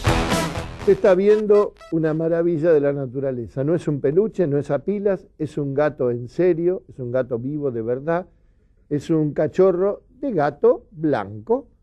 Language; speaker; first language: Spanish; native; Spanish